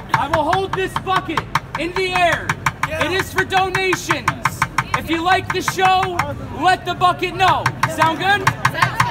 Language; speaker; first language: English; native; English